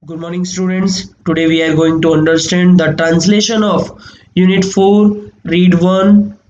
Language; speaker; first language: English; non-native, local second language; Gujarati